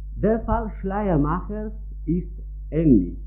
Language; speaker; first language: German; non-native, fluent; Italian